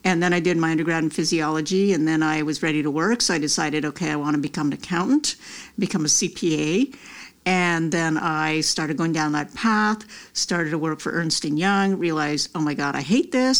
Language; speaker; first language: English; native; English